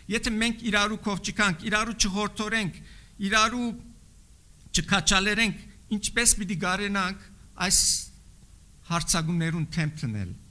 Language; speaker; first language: Armenian; native; Armenian